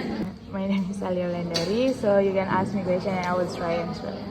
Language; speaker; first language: English; non-native, learner; Indonesian